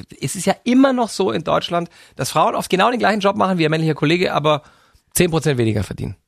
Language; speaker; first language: German; native; German